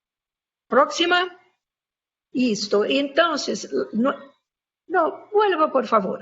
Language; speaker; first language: Spanish; non-native, fluent; Portuguese